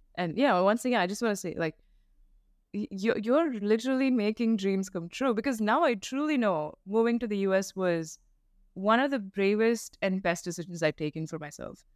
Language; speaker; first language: English; non-native, local second language; Tamil